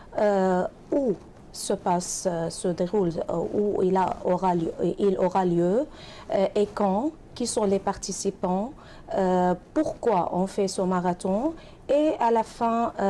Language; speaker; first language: French; non-native, fluent; Arabic